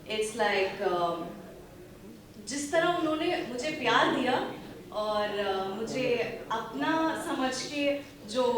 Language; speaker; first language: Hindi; non-native, local second language; Kannada